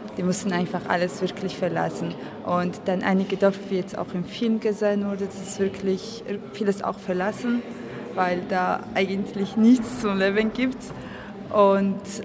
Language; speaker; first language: German; non-native, fluent; Georgian